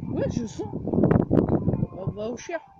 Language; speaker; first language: French; native; French